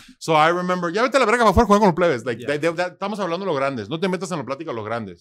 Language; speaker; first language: Spanish; early bilingual, heritage; Spanish